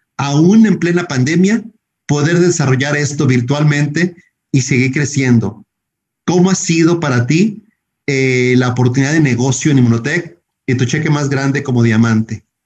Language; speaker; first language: Spanish; native; Spanish